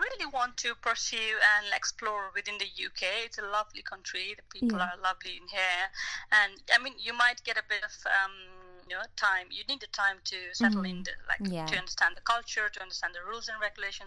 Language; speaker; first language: English; non-native, local second language; Nepali